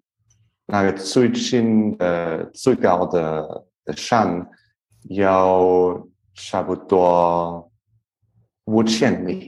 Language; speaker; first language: Chinese; non-native, learner; English